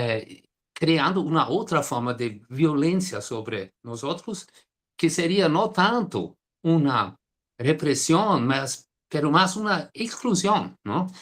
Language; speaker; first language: Spanish; non-native, fluent; Portuguese